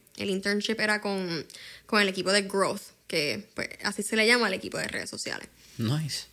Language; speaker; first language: Spanish; native; Spanish